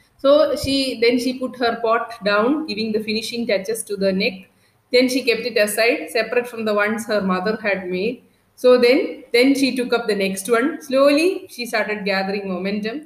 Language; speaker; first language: English; non-native, local second language; Malayalam